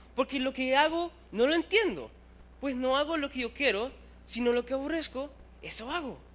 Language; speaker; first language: Spanish; early bilingual, heritage; Spanish